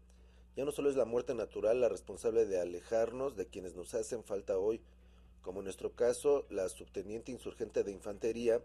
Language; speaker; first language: Spanish; native; Spanish